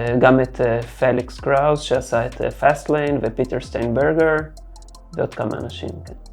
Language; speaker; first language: Hebrew; non-native, fluent; Portuguese